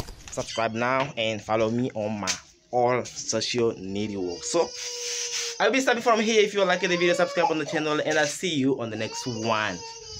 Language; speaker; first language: English; non-native, learner; Makhuwa